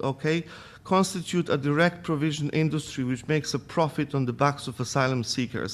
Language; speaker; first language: English; non-native, fluent; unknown